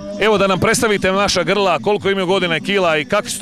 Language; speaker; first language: Serbian; native; Serbian